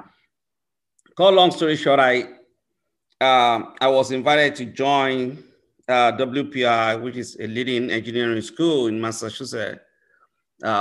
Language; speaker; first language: English; non-native, local second language; Yoruba